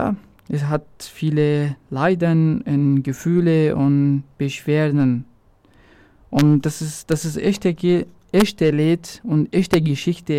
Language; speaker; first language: German; non-native, local second language; Arabic